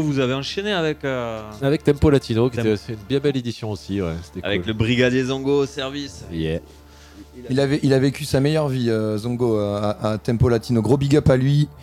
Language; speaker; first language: French; native; French